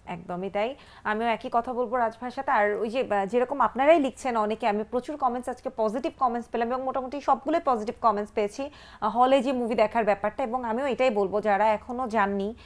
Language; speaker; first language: Bangla; native; Bangla